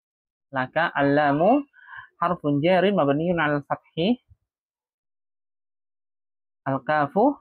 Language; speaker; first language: Arabic; non-native, fluent; Indonesian